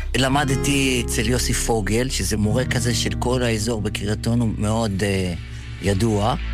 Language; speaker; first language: Hebrew; early bilingual, other home language; Yiddish